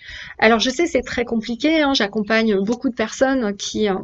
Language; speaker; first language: French; native; French